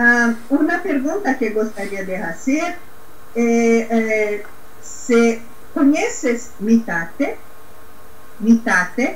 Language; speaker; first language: Spanish; non-native, learner; Portuguese